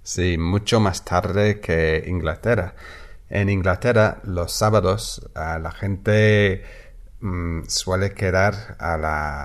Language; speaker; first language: Spanish; non-native, fluent; English